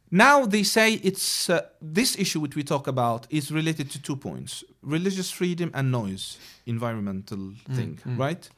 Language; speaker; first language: English; non-native, fluent; Arabic